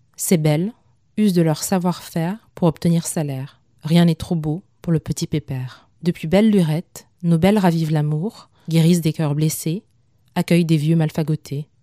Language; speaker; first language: French; non-native, local second language; Malagasy